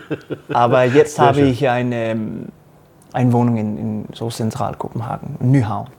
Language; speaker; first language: German; non-native, learner; Danish